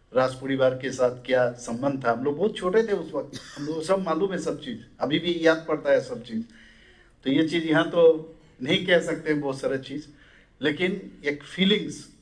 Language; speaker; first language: Hindi; non-native, local second language; Bangla